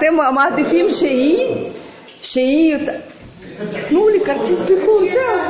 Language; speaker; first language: Hebrew; non-native, fluent; Russian